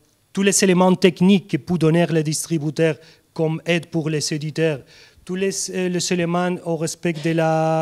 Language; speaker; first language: French; non-native, fluent; Spanish